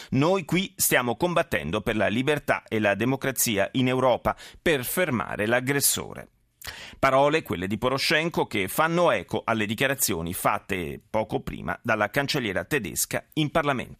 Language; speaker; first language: Italian; native; Italian